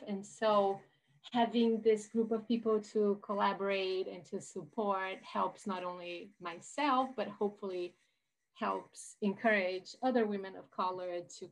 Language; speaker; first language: English; non-native, fluent; Portuguese